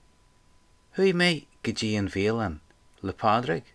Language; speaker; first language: Irish; non-native, local second language; English